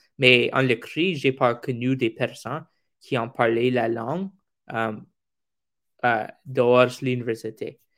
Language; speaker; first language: French; non-native, local second language; English